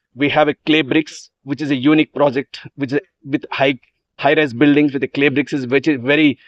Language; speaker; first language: English; non-native, local second language; Telugu